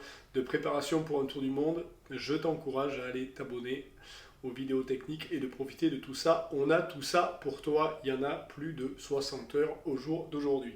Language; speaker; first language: French; native; French